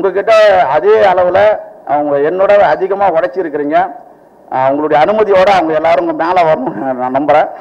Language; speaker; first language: Tamil; native; Tamil